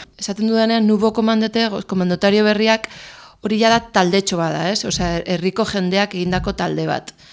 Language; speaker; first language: Basque; non-native, local second language; Spanish